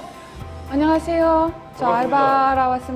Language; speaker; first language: Korean; non-native, fluent; French